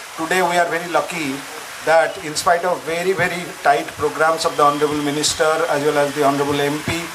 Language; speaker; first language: English; non-native, local second language; Malayalam